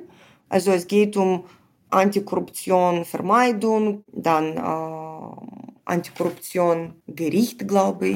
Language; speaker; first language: German; non-native, fluent; Ukrainian